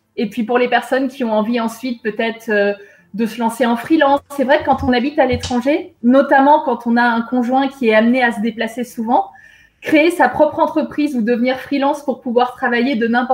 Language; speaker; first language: French; native; French